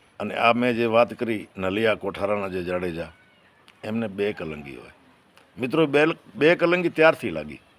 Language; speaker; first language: Gujarati; native; Gujarati